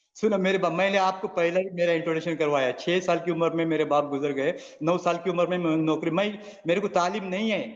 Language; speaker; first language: Hindi; non-native, local second language; Marathi